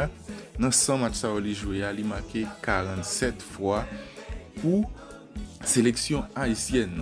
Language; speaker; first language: French; non-native, learner; Haitian Creole